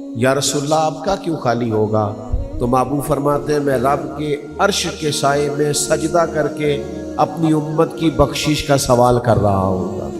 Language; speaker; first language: Urdu; non-native, local second language; Punjabi